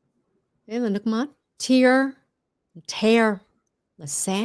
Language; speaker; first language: Vietnamese; early bilingual, heritage; Vietnamese